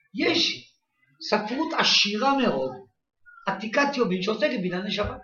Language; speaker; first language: Hebrew; native; Hebrew